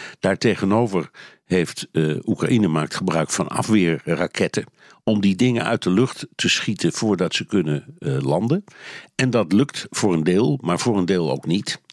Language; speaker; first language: Dutch; native; Dutch